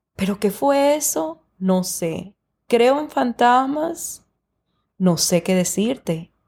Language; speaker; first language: Spanish; early bilingual, heritage; Spanish